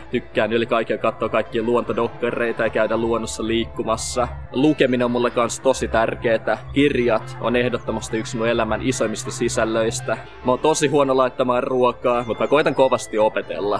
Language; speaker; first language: Finnish; early bilingual, other home language; Russian